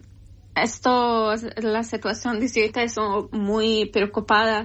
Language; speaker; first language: Spanish; non-native, learner; Persian